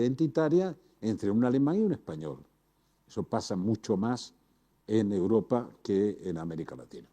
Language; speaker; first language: Spanish; native; Spanish